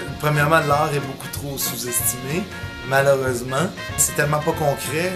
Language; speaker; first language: French; early bilingual, other home language; Italian